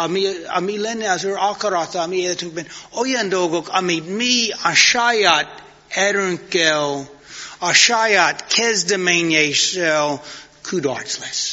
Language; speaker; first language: Hungarian; non-native, fluent; English